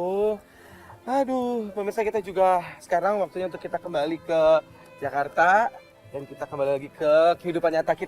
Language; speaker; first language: Indonesian; native; Indonesian